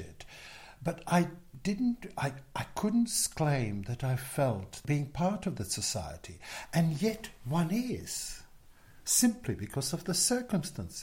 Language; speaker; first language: English; non-native, fluent; Czech